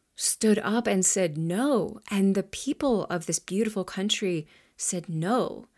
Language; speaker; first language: English; native; English